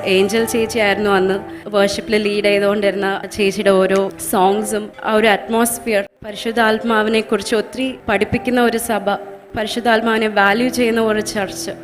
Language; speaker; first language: Malayalam; early bilingual, heritage; Malayalam